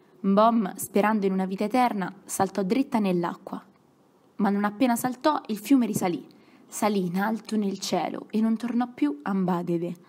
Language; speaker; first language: Italian; native; Italian